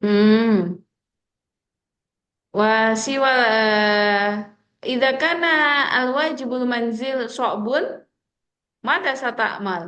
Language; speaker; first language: Arabic; non-native, learner; Indonesian